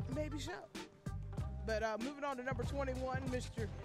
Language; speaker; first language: English; native; English